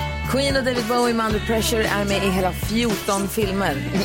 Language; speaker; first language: Swedish; native; Swedish